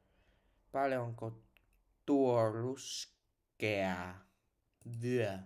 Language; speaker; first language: Finnish; non-native, learner; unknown